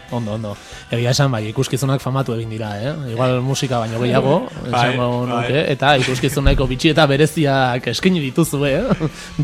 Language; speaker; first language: Basque; native; Basque